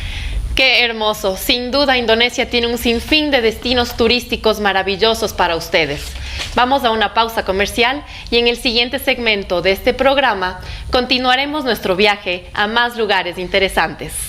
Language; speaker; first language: Spanish; native; Spanish